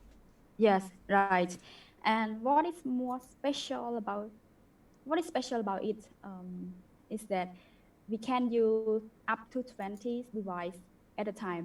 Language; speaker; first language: English; non-native, learner; Khmer